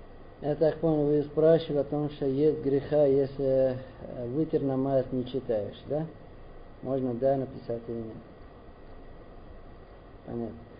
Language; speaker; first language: Russian; non-native, learner; Arabic